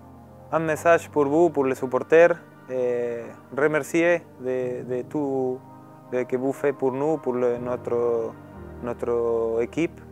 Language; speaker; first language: French; non-native, learner; Spanish